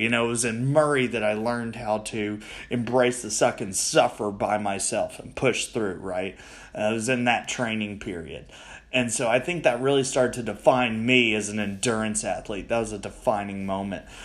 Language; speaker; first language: English; native; English